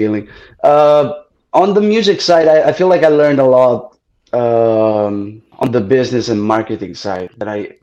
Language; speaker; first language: English; non-native, fluent; Italian